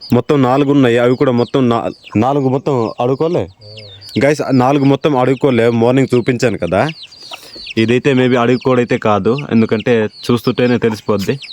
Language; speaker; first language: Telugu; non-native, local second language; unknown